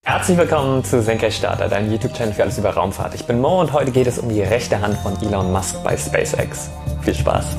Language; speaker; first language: German; native; German